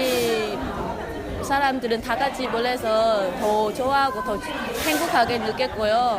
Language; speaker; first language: Korean; non-native, learner; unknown